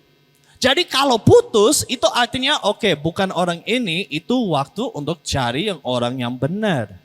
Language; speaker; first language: Indonesian; non-native, learner; English